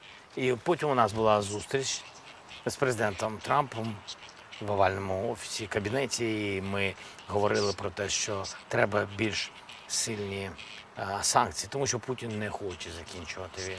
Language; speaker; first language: Ukrainian; non-native, local second language; Russian